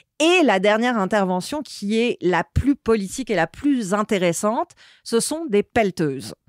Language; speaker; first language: French; native; French